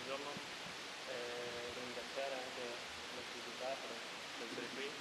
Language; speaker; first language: Italian; non-native, learner; Spanish